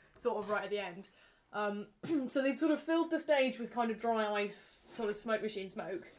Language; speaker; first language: English; native; English